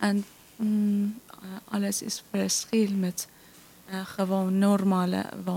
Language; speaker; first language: Dutch; non-native, learner; Persian